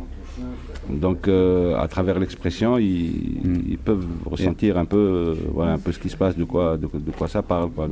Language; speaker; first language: French; non-native, local second language; Arabic